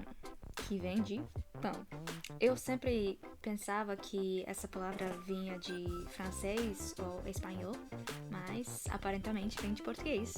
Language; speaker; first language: Portuguese; non-native, fluent; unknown